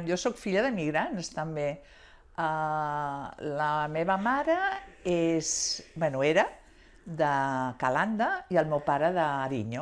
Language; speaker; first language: Catalan; non-native, local second language; Spanish